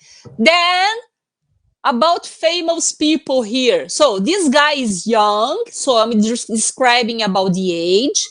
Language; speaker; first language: English; non-native, fluent; Portuguese